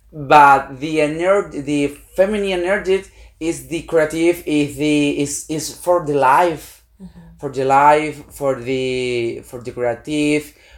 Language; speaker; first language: English; non-native, learner; Spanish